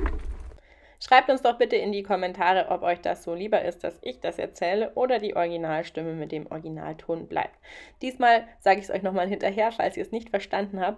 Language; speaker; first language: German; native; German